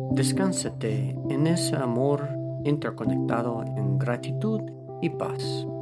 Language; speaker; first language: Spanish; non-native, fluent; English